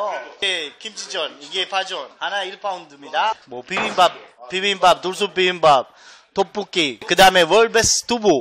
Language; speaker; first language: Korean; non-native, fluent; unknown